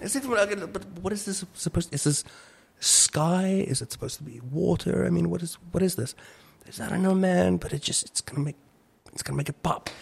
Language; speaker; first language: English; non-native, local second language; Afrikaans